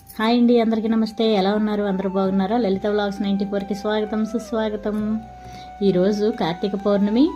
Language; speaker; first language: Telugu; native; Telugu